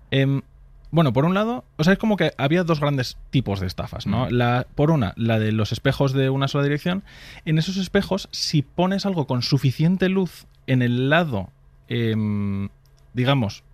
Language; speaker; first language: Spanish; native; Spanish